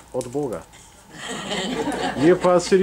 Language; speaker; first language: Russian; non-native, fluent; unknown